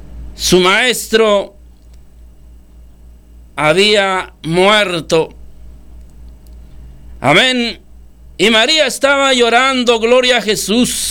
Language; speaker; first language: Spanish; native; Spanish